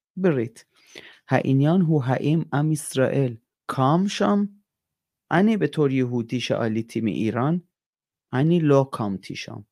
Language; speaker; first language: Hebrew; non-native, fluent; Persian